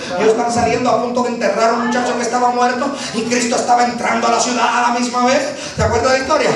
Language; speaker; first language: Spanish; early bilingual, heritage; Spanish